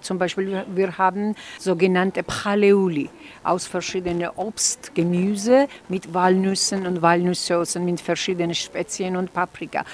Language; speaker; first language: German; non-native, fluent; Georgian